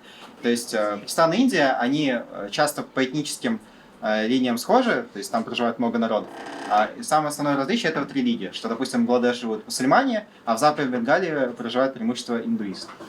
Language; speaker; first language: Russian; native; Russian